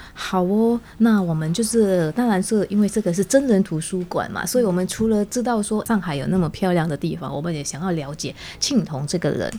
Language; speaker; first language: Chinese; native; Chinese